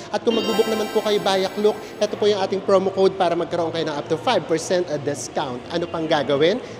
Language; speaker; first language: Filipino; native; Filipino